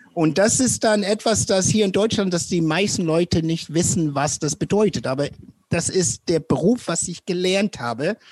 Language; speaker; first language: German; non-native, fluent; English